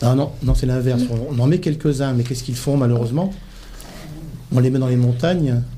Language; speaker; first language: French; native; French